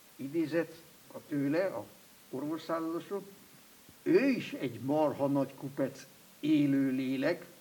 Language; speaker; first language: Hungarian; non-native, fluent; German